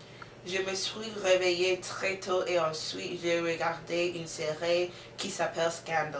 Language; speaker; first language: French; non-native, learner; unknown